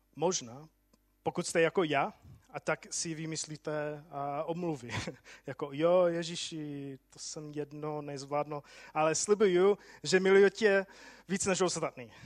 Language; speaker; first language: Czech; non-native, fluent; English